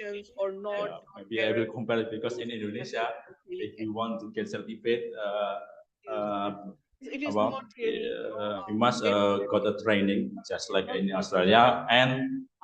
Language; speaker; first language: English; non-native, learner; Indonesian